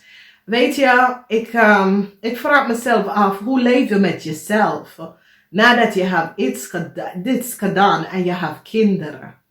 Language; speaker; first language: Dutch; non-native, learner; English